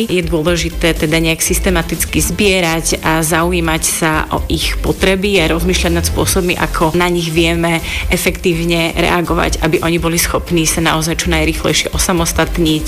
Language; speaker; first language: Slovak; native; Slovak